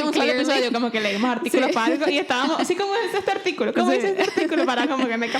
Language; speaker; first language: Spanish; native; Spanish